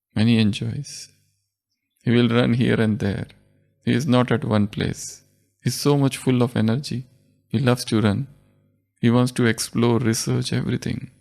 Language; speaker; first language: English; non-native, local second language; Hindi